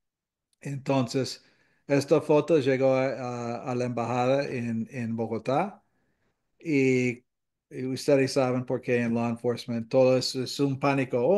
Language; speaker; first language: Spanish; non-native, fluent; English